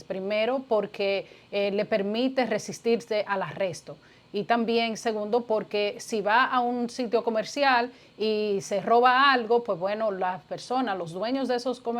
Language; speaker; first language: Spanish; native; Spanish